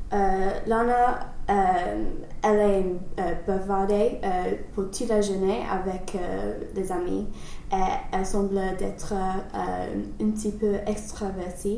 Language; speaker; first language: French; non-native, learner; English